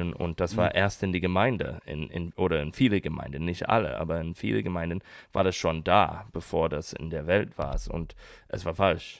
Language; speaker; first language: German; non-native, learner; English